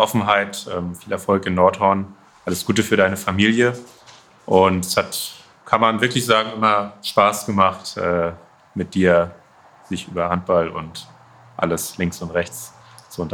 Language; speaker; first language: German; native; German